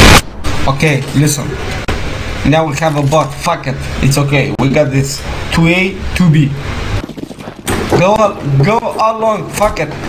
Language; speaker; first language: English; non-native, fluent; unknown